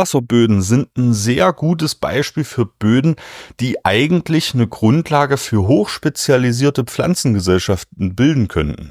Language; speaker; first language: German; native; German